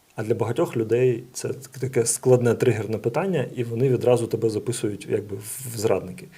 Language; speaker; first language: Ukrainian; non-native, local second language; Russian